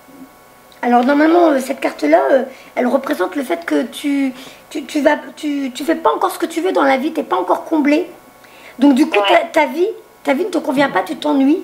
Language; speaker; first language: French; native; French